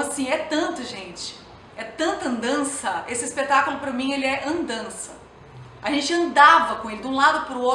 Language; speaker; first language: Portuguese; native; Portuguese